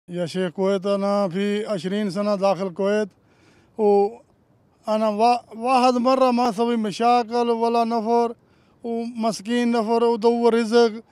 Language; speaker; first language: Arabic; non-native, learner; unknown